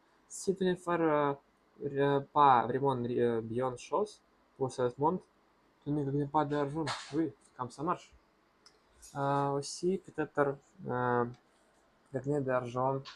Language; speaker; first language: French; non-native, learner; Russian